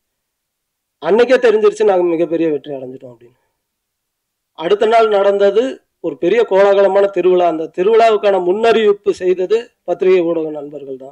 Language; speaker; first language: Tamil; native; Tamil